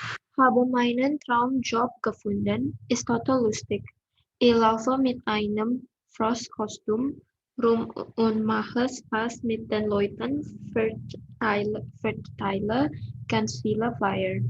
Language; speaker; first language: German; non-native, learner; Indonesian